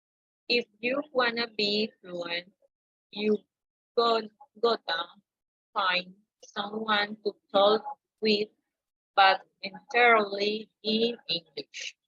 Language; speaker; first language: English; non-native, learner; Spanish